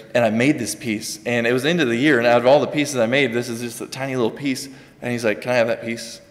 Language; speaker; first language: English; native; English